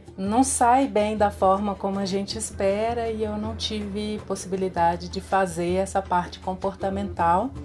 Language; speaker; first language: Portuguese; native; Portuguese